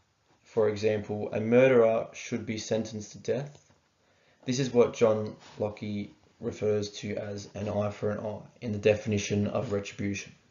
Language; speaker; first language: English; native; English